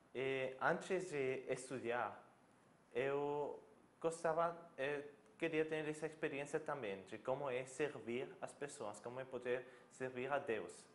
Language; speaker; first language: Portuguese; non-native, fluent; German